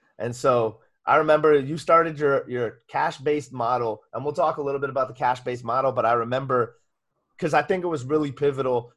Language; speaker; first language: English; native; English